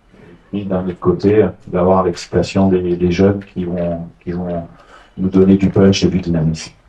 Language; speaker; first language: French; non-native, fluent; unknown